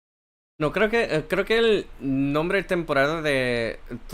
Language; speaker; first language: Spanish; non-native, fluent; English